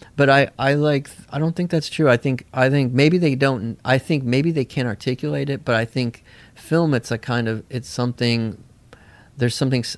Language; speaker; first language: English; native; English